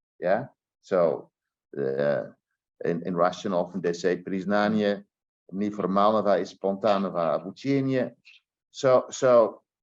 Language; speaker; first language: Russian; non-native, learner; Dutch